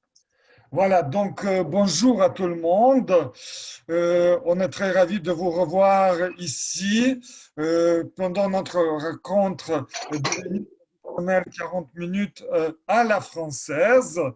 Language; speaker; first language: French; non-native, fluent; Lithuanian